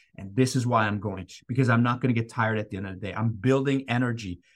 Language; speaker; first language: English; non-native, fluent; Persian